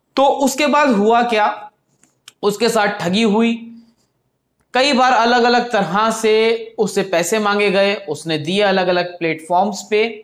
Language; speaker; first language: Hindi; native; Hindi